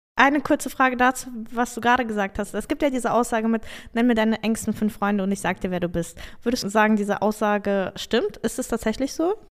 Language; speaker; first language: German; native; German